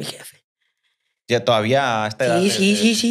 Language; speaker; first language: Spanish; native; Spanish